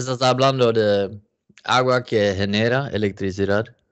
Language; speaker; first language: Spanish; non-native, learner; English